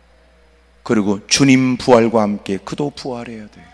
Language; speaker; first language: Korean; native; Korean